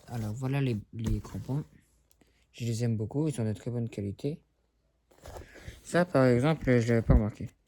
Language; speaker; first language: French; early bilingual, other home language; Spanish